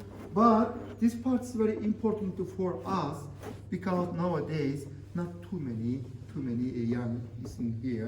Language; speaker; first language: English; non-native, learner; Turkish